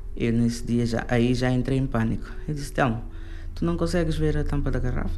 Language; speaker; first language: Portuguese; native; Portuguese